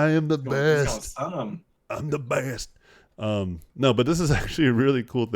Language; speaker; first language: English; native; English